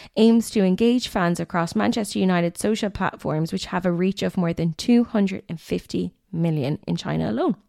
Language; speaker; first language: English; native; English